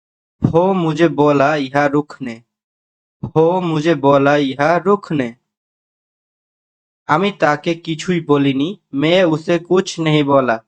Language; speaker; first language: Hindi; non-native, learner; Bangla